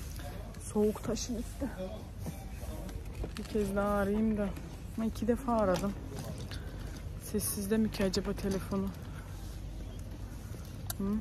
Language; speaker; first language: Turkish; early bilingual, heritage; Turkish